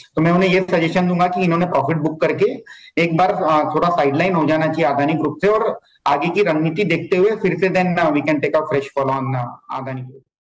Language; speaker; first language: Hindi; native; Hindi